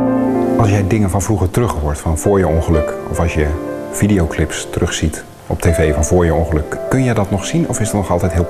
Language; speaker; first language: Dutch; native; Dutch